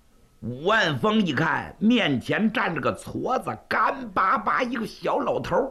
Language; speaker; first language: Chinese; native; Chinese